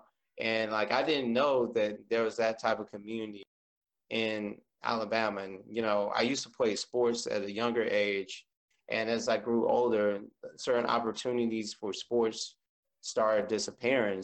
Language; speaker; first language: English; native; English